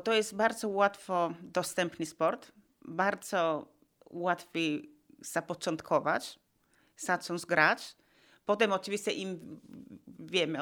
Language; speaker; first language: Polish; non-native, fluent; Finnish